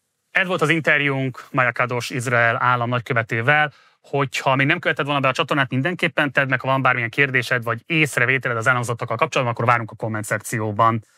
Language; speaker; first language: Hungarian; native; Hungarian